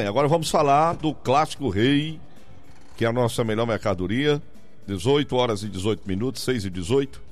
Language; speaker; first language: Portuguese; native; Portuguese